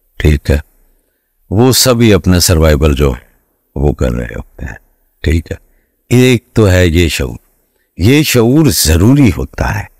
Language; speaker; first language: Urdu; non-native, local second language; Punjabi